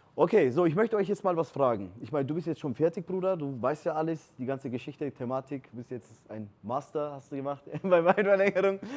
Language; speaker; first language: German; early bilingual, other home language; Turkish